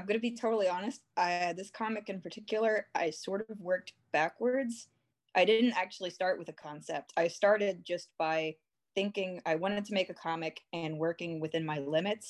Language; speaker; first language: English; native; English